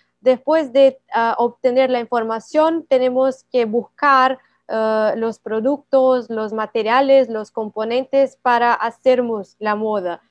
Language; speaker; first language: Spanish; non-native, learner; Portuguese